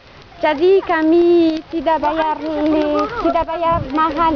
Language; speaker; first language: Indonesian; non-native, fluent; French